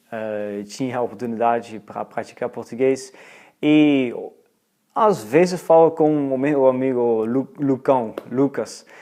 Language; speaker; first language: Portuguese; non-native, fluent; Dutch